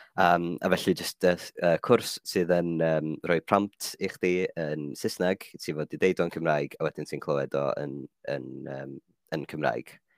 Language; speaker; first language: Welsh; non-native, fluent; Finnish